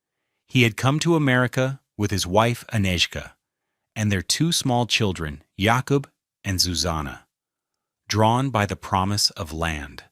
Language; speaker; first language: English; native; English